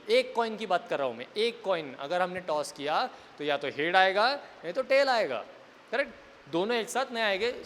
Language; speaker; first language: Hindi; non-native, local second language; Marathi